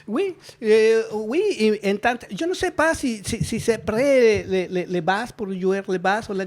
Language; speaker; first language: French; non-native, learner; Spanish